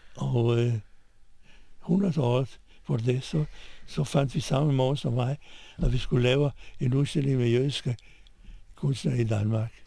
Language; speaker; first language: Danish; non-native, fluent; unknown